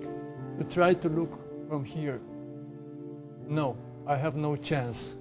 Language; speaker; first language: English; non-native, fluent; Romanian